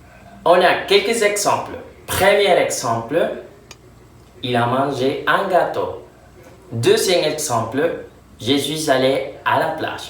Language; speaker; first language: French; non-native, fluent; Spanish